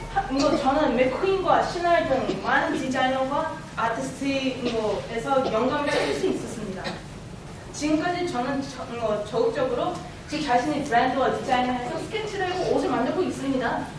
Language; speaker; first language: Korean; early bilingual, heritage; Korean